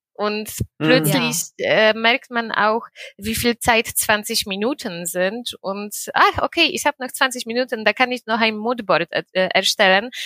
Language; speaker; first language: German; non-native, fluent; Polish